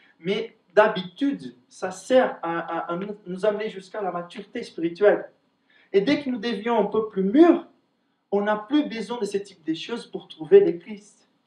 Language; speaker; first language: French; non-native, fluent; Portuguese